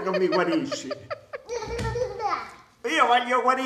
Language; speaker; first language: Italian; native; Italian